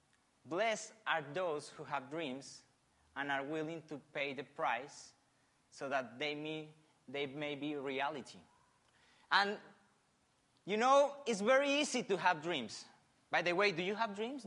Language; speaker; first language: English; non-native, fluent; Spanish